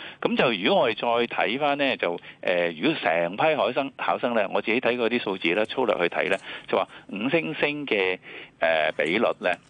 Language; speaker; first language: Cantonese; native; Cantonese